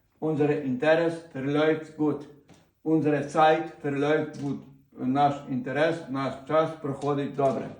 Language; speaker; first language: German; non-native, learner; Ukrainian